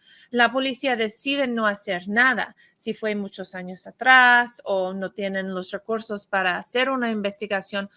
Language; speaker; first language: Spanish; non-native, fluent; English